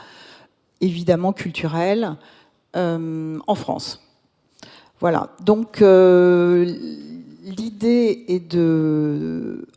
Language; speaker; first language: French; native; French